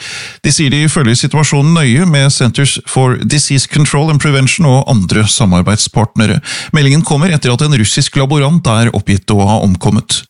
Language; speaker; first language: Norwegian; native; Norwegian